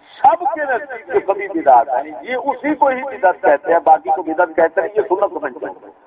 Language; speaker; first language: Urdu; non-native, local second language; Punjabi